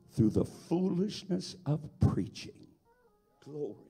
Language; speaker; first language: English; native; English